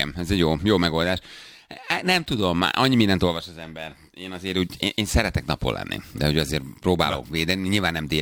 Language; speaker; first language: Hungarian; native; Hungarian